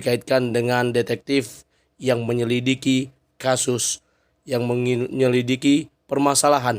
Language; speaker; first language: Indonesian; native; Indonesian